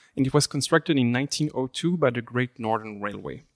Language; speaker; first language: English; non-native, fluent; French